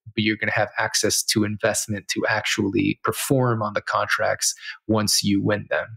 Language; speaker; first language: English; native; English